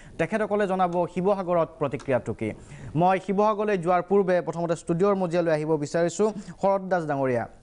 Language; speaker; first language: Assamese; native; Assamese